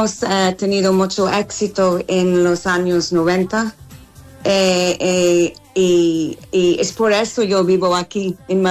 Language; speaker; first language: Spanish; non-native, fluent; English